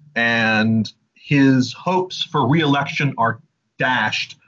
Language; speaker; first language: English; native; English